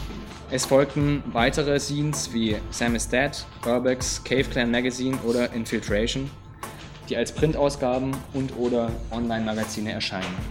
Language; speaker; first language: German; native; German